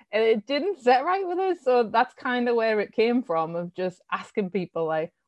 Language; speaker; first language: English; native; English